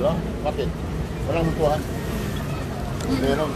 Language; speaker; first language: Filipino; non-native, learner; Korean